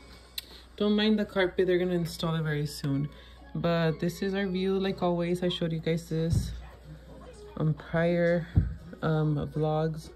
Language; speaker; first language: English; early bilingual, other home language; Spanish